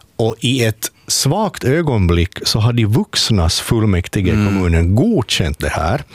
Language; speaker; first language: Swedish; native; Swedish